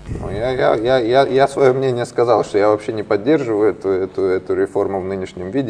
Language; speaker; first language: Russian; native; Russian